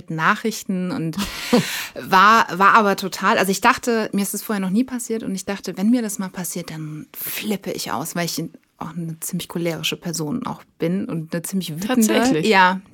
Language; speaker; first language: German; native; German